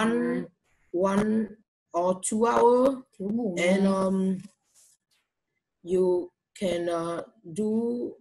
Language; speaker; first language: English; non-native, learner; Vietnamese